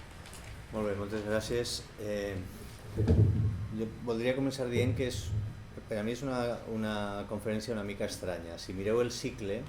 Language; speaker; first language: Catalan; native; Catalan